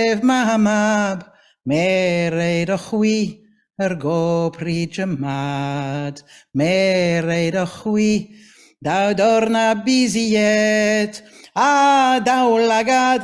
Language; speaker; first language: Welsh; non-native, fluent; French